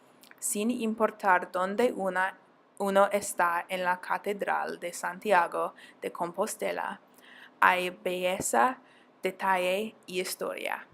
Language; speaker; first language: Spanish; non-native, learner; English